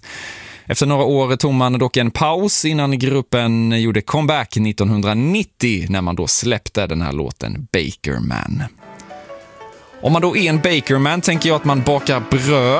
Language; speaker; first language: Swedish; native; Swedish